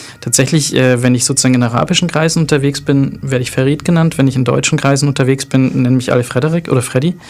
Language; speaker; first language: German; native; German